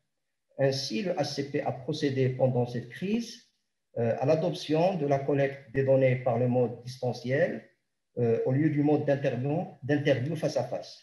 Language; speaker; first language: French; non-native, local second language; Arabic